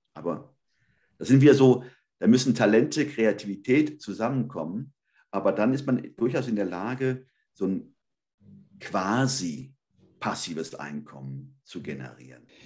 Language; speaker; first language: German; early bilingual, other home language; Spanish